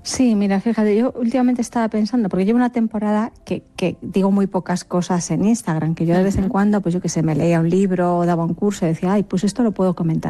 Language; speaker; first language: Spanish; native; Spanish